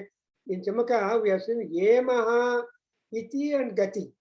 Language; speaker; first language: English; non-native, local second language; Telugu